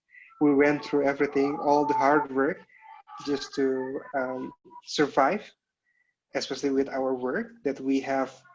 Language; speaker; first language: English; non-native, local second language; Indonesian